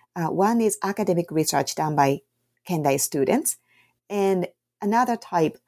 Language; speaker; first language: English; non-native, fluent; Japanese